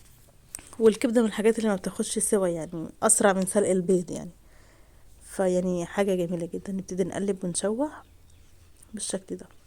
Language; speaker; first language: Arabic; native; Arabic